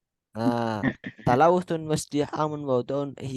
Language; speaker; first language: Arabic; non-native, fluent; Indonesian